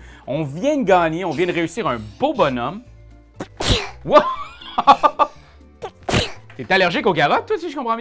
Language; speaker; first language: French; native; French